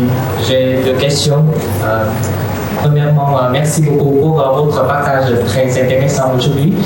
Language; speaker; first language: French; non-native, fluent; Vietnamese